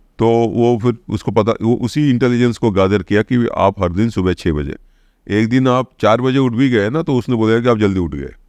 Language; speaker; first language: Hindi; non-native, local second language; Odia